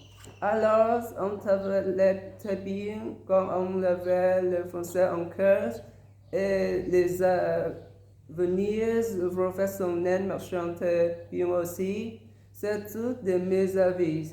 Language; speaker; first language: French; non-native, learner; Vietnamese